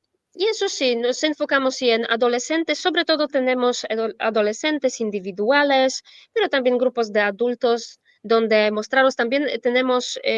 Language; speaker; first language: Spanish; non-native, fluent; Polish